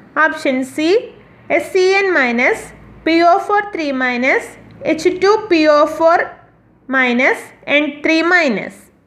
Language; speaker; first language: English; non-native, local second language; Malayalam